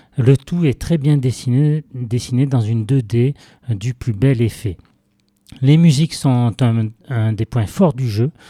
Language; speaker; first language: French; native; French